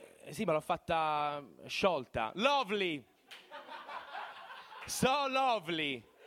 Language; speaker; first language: Italian; native; Italian